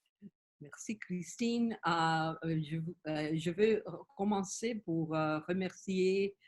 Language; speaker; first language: French; non-native, learner; Spanish